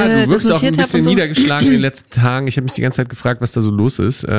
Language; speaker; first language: German; native; German